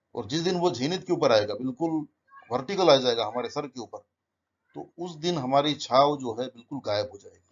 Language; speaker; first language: Hindi; non-native, local second language; Marathi